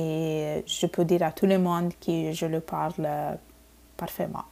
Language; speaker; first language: French; non-native, fluent; Bangla